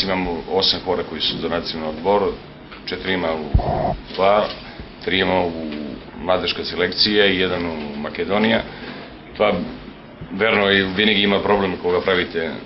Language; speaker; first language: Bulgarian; non-native, learner; Serbian